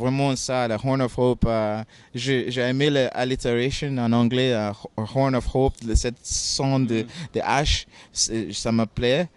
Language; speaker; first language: French; non-native, fluent; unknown